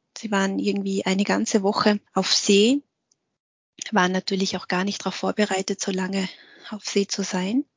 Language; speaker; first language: German; early bilingual, other home language; Vietnamese